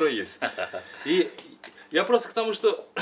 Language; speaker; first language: Russian; non-native, local second language; Kyrgyz